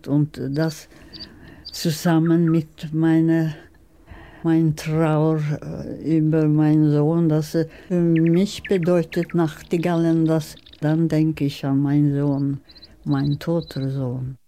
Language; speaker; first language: German; non-native, fluent; Swedish